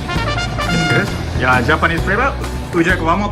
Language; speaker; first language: English; non-native, learner; Japanese